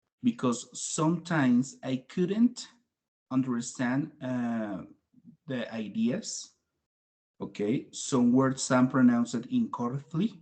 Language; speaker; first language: English; non-native, fluent; Spanish